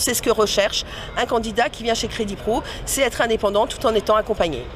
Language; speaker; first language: French; native; French